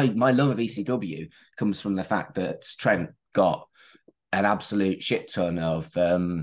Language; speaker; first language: English; native; English